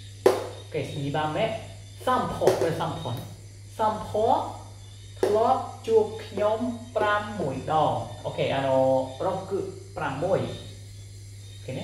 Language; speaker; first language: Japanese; non-native, fluent; Khmer